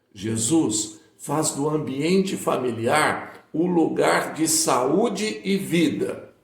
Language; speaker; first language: Portuguese; native; Portuguese